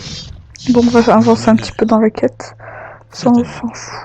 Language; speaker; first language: French; native; French